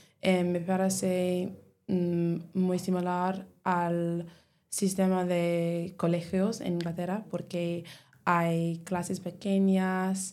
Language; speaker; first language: Spanish; non-native, learner; English